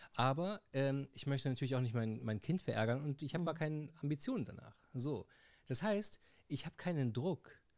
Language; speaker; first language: German; early bilingual, heritage; Arabic